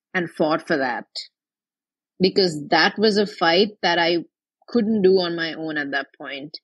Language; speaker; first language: English; non-native, local second language; Tamil